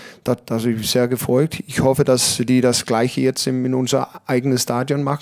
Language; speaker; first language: German; non-native, learner; Danish